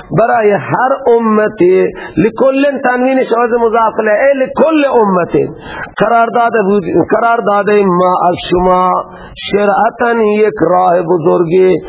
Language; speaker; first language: Persian; native; Persian